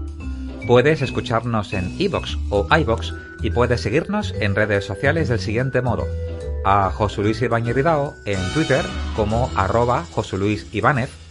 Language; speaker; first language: Spanish; native; Spanish